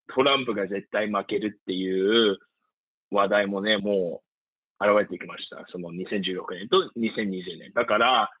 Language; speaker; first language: Japanese; early bilingual, heritage; Japanese